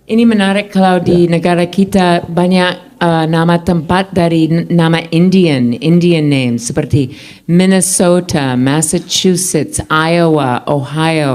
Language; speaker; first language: Indonesian; non-native, fluent; English